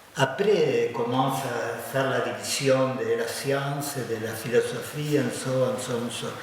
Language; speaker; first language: French; non-native, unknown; Spanish